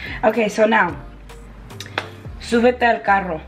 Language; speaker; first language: Spanish; early bilingual, heritage; Spanish